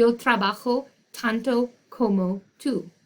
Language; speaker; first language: Spanish; non-native, fluent; English